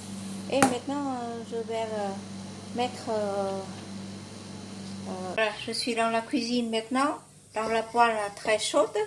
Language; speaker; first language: French; non-native, fluent; Vietnamese